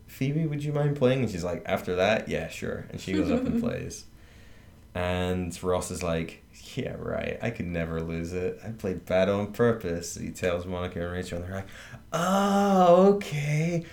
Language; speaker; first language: English; native; English